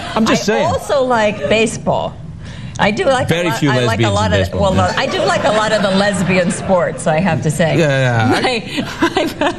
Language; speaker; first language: English; native; English